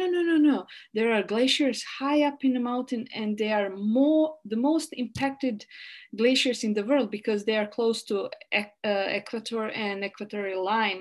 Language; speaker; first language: English; non-native, learner; Bosnian